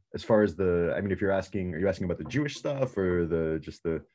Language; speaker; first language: English; native; English